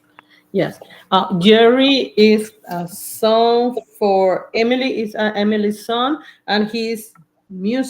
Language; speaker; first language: English; non-native, learner; Spanish